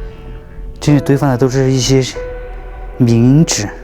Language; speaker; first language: Chinese; native; Chinese